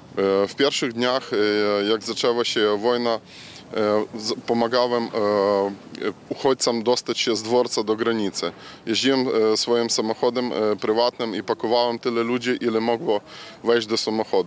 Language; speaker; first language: Polish; non-native, local second language; Ukrainian